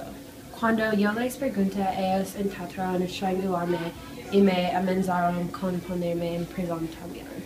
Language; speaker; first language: Spanish; non-native, learner; English